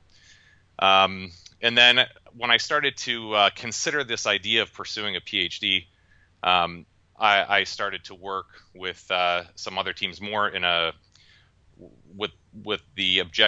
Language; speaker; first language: English; native; English